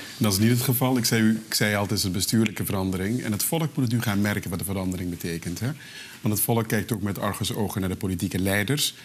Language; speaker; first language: Dutch; non-native, local second language; Papiamento